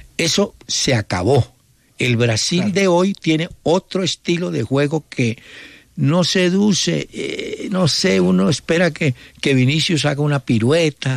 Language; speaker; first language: Spanish; native; Spanish